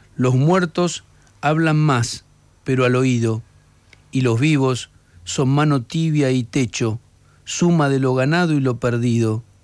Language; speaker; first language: Spanish; native; Spanish